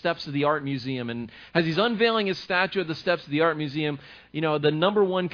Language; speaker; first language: English; native; English